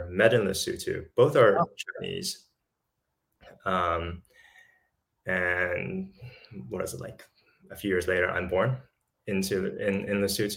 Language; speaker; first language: English; early bilingual, other home language; Chinese